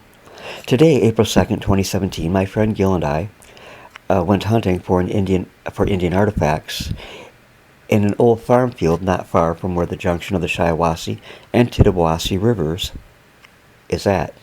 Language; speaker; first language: English; native; English